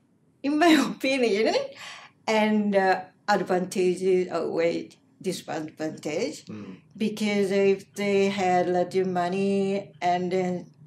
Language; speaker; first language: English; non-native, learner; Japanese